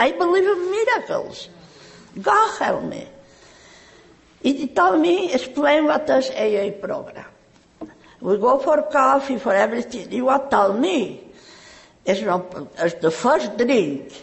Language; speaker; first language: English; non-native, learner; Catalan